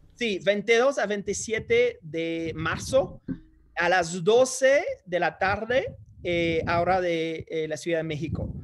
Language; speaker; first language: Spanish; non-native, fluent; English